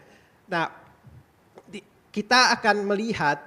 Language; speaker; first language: Indonesian; native; Indonesian